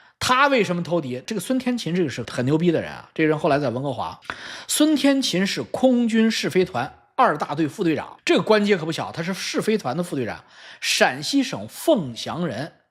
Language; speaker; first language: Chinese; native; Chinese